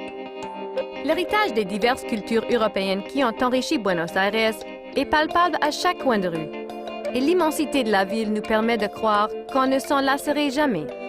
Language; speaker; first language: French; native; French